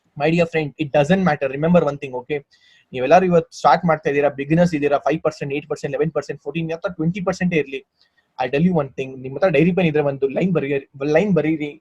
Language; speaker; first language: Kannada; non-native, local second language; Hindi